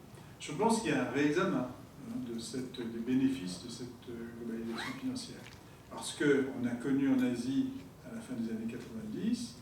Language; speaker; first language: French; native; French